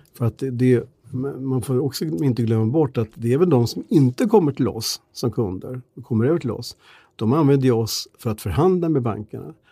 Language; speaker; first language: Swedish; native; Swedish